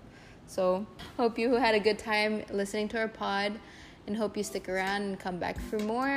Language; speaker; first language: English; non-native, fluent; Indonesian